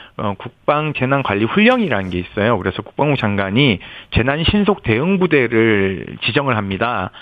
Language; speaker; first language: Korean; native; Korean